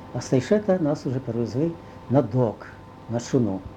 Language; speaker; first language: Russian; non-native, local second language; Ukrainian